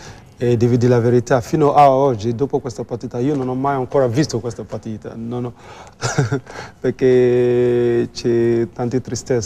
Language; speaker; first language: Italian; non-native, fluent; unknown